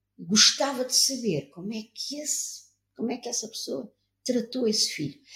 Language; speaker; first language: Portuguese; native; Portuguese